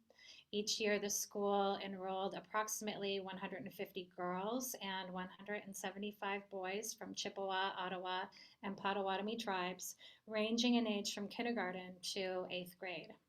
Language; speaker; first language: English; native; English